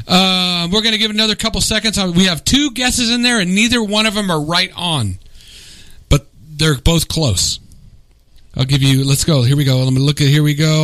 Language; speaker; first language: English; native; English